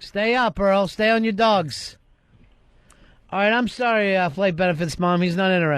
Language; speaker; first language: English; native; English